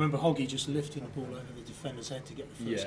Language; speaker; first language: English; native; English